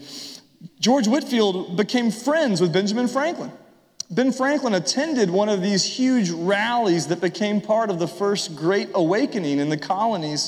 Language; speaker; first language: English; native; English